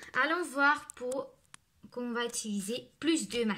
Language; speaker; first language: French; non-native, local second language; Morisyen